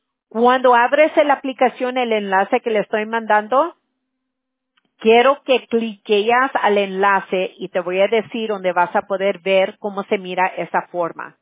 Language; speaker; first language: Spanish; early bilingual, heritage; Spanish